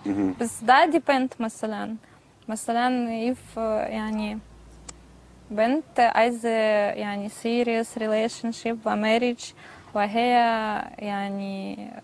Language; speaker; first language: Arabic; non-native, learner; Russian